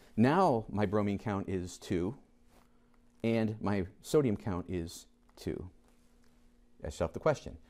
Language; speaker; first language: English; native; English